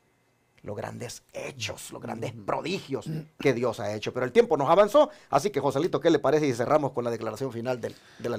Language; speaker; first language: Spanish; native; Spanish